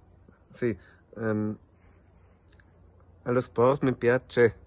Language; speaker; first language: Italian; non-native, local second language; German